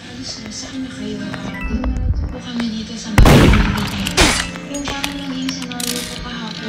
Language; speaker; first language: Filipino; native; Filipino